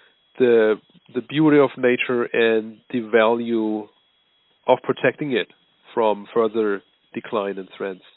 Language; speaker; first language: English; non-native, fluent; German